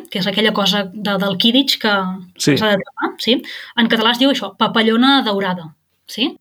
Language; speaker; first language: Catalan; native; Catalan